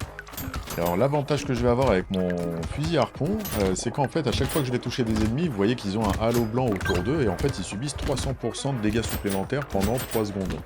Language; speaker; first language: French; native; French